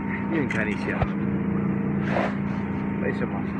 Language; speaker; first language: Chinese; non-native, learner; English